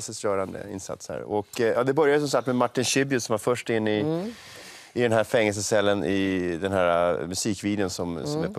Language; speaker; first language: Swedish; native; Swedish